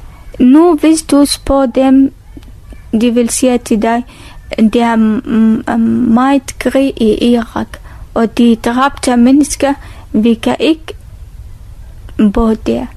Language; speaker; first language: Danish; non-native, learner; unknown